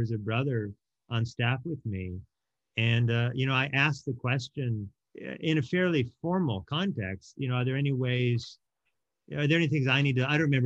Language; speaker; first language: English; native; English